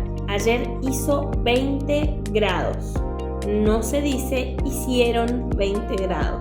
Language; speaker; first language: Spanish; native; Spanish